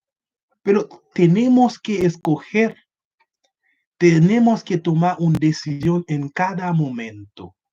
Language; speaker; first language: Spanish; non-native, learner; Haitian Creole